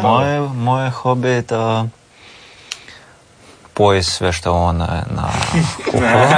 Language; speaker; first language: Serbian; non-native, learner; Russian